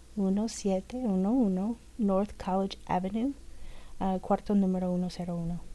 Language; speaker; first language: Spanish; non-native, fluent; English